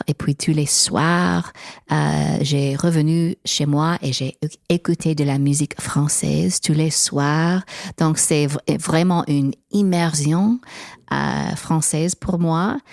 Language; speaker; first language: French; non-native, learner; English